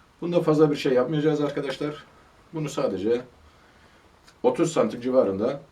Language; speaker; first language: Turkish; native; Turkish